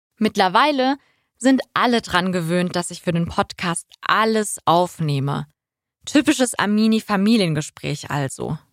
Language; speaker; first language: German; early bilingual, other home language; Persian